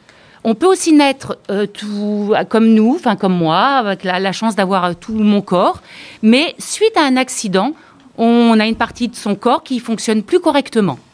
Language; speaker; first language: French; native; French